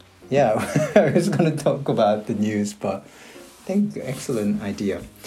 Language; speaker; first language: English; non-native, fluent; Korean